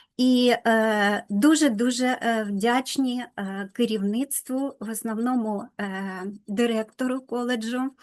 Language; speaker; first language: Ukrainian; non-native, local second language; Russian